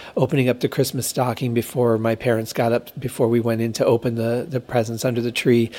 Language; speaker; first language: English; native; English